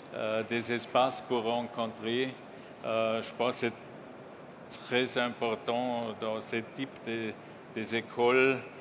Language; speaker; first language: French; non-native, learner; German